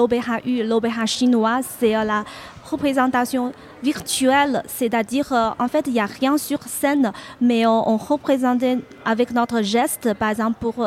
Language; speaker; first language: French; non-native, fluent; Chinese